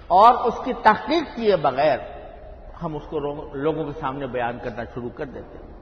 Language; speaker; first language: Urdu; native; Urdu